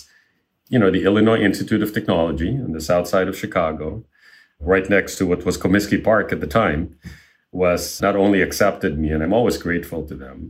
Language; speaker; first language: English; non-native, local second language; Filipino